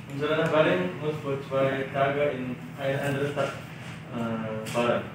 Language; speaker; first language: German; non-native, learner; Indonesian